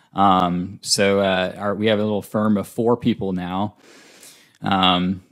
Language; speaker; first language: English; native; English